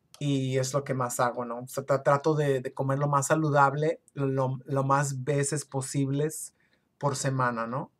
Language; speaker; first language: Spanish; early bilingual, other home language; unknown